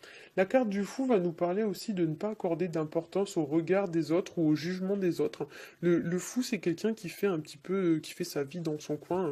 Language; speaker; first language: French; native; French